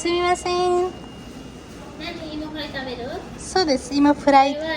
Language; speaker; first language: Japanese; non-native, learner; Nepali